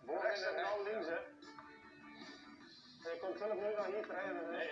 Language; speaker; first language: Dutch; native; Dutch